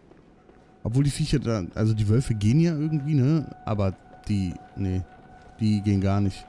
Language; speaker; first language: German; native; German